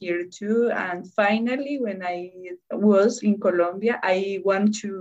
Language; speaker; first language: English; non-native, learner; Spanish